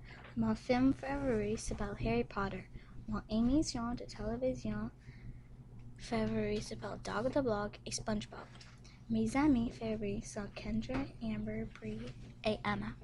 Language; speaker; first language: French; non-native, learner; English